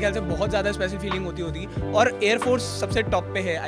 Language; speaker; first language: Hindi; native; Hindi